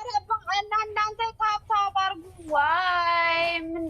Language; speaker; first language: Arabic; non-native, learner; Oromo